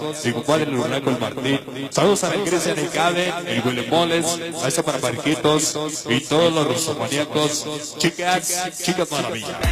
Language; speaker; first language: Spanish; native; Spanish